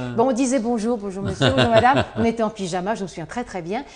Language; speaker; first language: French; native; French